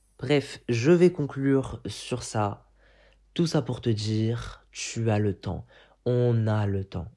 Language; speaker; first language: French; non-native, local second language; Arabic